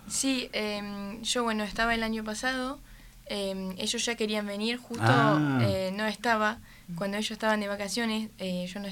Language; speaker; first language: Spanish; non-native, fluent; French